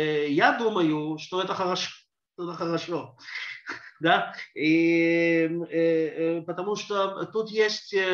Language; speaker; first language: Russian; early bilingual, heritage; Russian